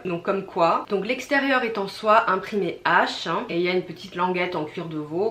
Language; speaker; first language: French; native; French